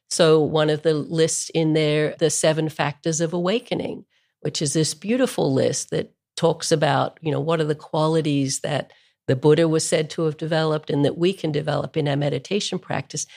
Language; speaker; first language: English; native; English